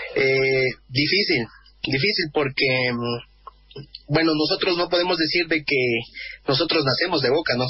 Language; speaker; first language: Spanish; native; Spanish